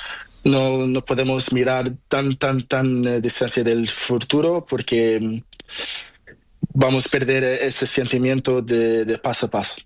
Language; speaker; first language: Spanish; non-native, learner; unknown